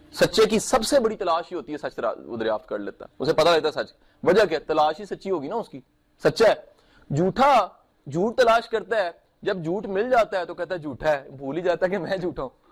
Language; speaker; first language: Urdu; native; Urdu